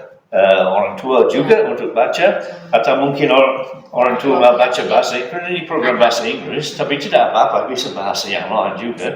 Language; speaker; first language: Indonesian; non-native, fluent; English